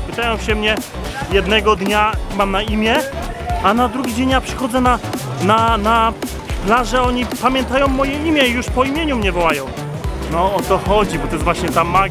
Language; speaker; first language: Polish; native; Polish